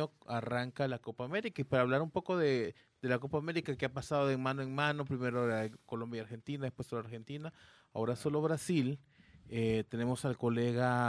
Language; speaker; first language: Spanish; native; Spanish